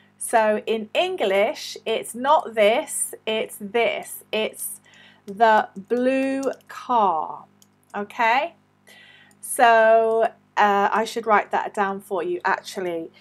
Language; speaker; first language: English; native; English